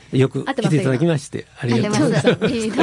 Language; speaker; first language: Japanese; native; Japanese